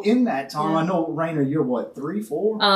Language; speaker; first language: English; native; English